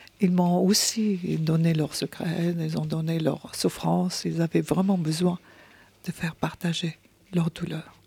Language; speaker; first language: French; non-native, fluent; Arabic